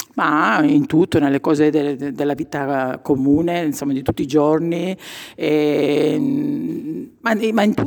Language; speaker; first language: Italian; native; Italian